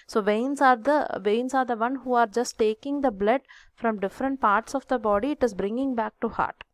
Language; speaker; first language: English; non-native, local second language; Malayalam